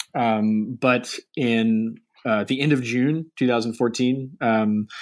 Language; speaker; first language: English; native; English